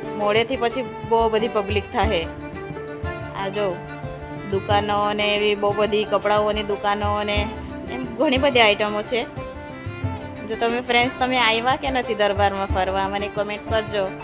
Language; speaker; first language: Gujarati; non-native, local second language; Kukna